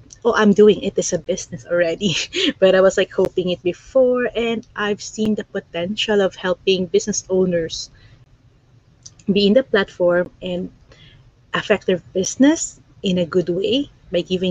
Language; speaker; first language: English; non-native, local second language; Filipino